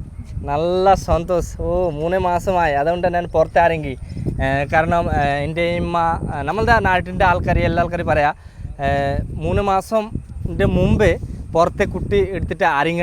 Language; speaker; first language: Malayalam; non-native, learner; Bangla